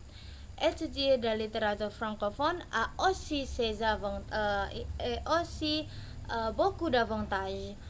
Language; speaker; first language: French; non-native, learner; Indonesian